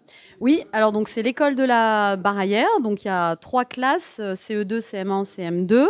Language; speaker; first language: French; native; French